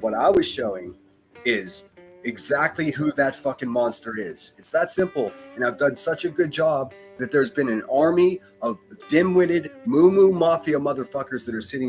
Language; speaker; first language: English; native; English